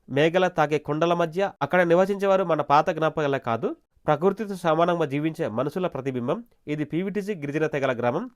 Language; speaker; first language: Telugu; native; Telugu